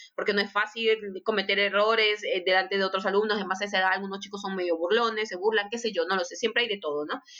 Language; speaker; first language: Spanish; native; Spanish